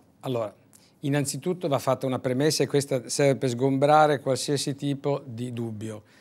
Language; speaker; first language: Italian; native; Italian